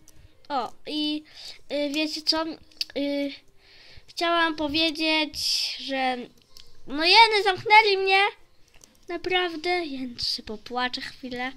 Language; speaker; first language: Polish; native; Polish